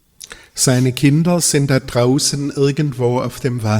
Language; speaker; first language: German; native; German